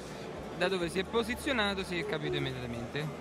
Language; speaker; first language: Italian; native; Italian